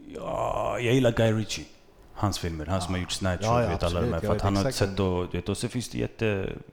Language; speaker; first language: Swedish; early bilingual, other home language; Kurdish